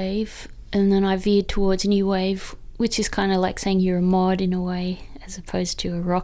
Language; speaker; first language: English; native; English